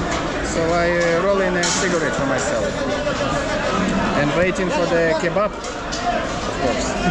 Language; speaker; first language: English; non-native, fluent; Russian